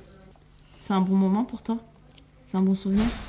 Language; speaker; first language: French; native; French